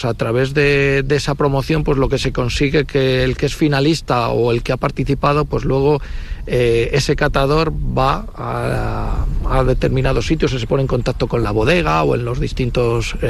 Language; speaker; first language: Spanish; native; Spanish